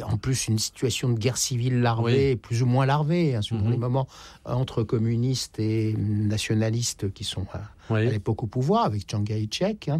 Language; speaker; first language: French; native; French